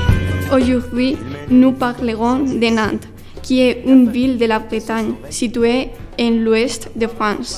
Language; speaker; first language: French; non-native, learner; Spanish